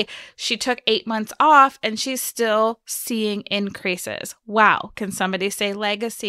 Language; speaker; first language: English; native; English